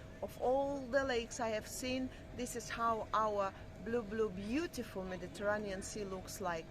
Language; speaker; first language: English; non-native, fluent; Russian